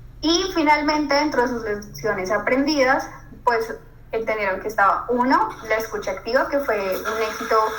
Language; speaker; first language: Spanish; native; Spanish